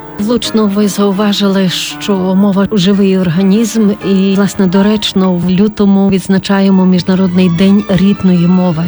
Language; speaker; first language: Ukrainian; native; Ukrainian